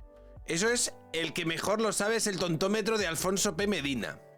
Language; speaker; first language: Spanish; native; Spanish